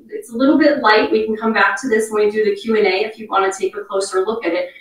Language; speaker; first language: English; native; English